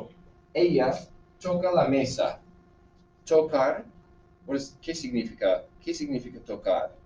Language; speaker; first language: Spanish; non-native, fluent; English